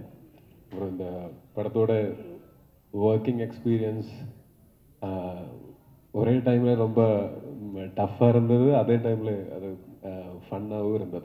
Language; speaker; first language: Tamil; non-native, local second language; Malayalam